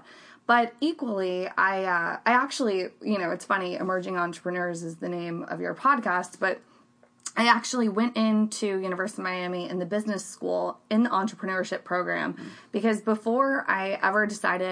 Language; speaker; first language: English; native; English